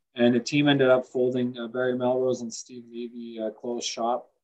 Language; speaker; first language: English; native; English